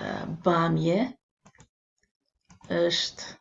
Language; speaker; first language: Albanian; non-native, learner; English